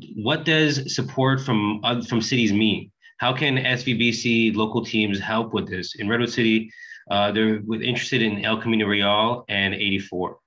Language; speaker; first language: English; native; English